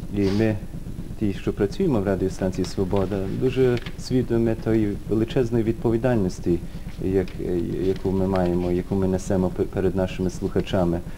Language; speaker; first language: Ukrainian; early bilingual, heritage; Ukrainian